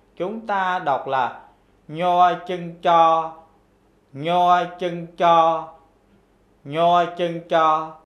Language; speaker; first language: Vietnamese; non-native, local second language; Khmer